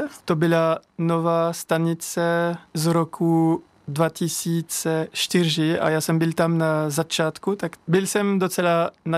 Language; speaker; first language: Czech; non-native, learner; French